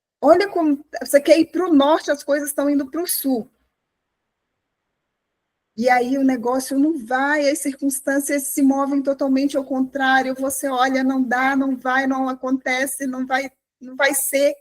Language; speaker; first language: Portuguese; native; Portuguese